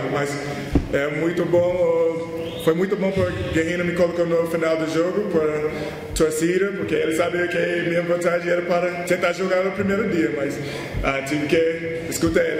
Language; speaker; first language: Portuguese; non-native, learner; English